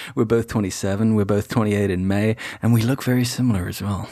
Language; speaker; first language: English; native; English